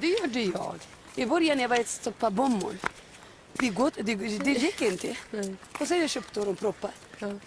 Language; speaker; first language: Swedish; non-native, fluent; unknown